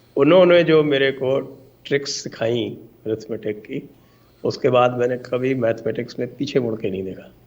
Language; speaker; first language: Hindi; native; Hindi